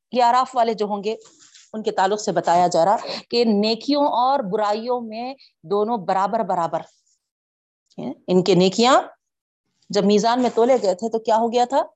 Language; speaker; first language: Urdu; native; Urdu